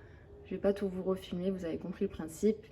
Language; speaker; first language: French; native; French